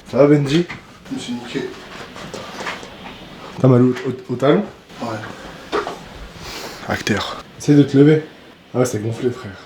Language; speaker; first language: French; native; French